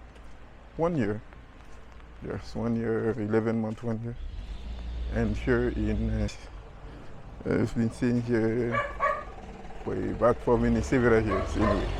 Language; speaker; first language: English; non-native, learner; French